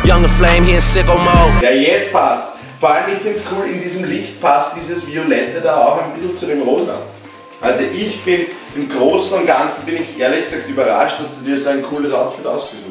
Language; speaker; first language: German; native; German